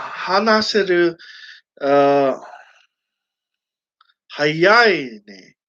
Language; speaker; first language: Japanese; non-native, learner; English